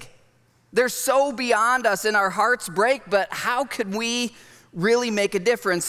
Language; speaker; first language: English; native; English